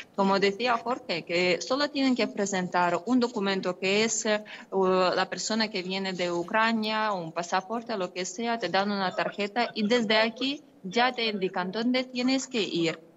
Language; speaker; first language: Spanish; non-native, fluent; Ukrainian